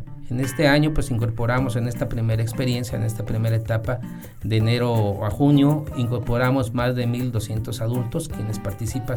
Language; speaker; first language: Spanish; native; Spanish